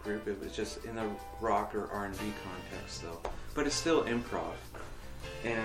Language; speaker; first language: English; native; English